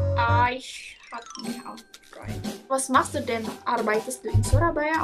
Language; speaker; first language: German; non-native, fluent; Indonesian